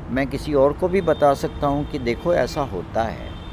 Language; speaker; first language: Hindi; native; Hindi